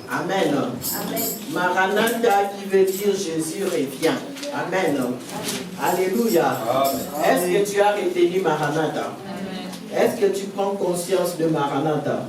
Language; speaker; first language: French; non-native, local second language; Lingala